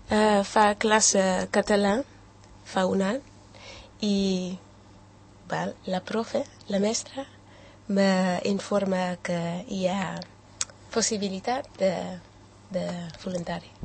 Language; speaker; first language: Catalan; non-native, learner; Dutch